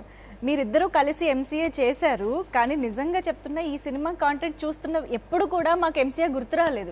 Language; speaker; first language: Telugu; native; Telugu